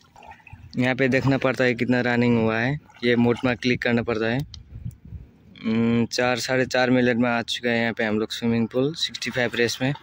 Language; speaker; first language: Hindi; non-native, local second language; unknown